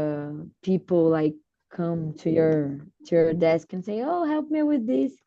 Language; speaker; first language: English; non-native, learner; Portuguese